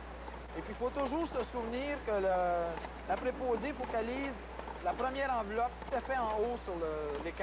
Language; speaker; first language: French; native; French